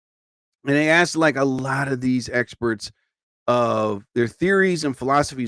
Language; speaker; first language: English; native; English